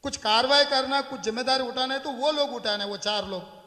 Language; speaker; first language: Hindi; non-native, local second language; Telugu